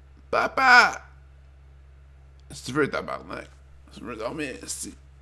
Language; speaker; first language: French; native; French